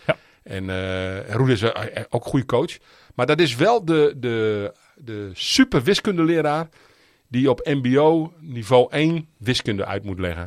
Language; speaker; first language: Dutch; native; Dutch